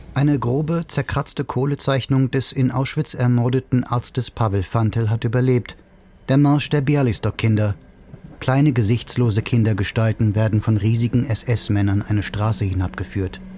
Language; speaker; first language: German; native; German